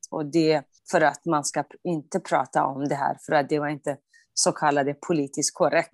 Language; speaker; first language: Swedish; non-native, fluent; Kurdish